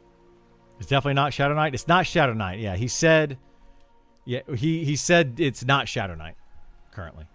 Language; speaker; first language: English; native; English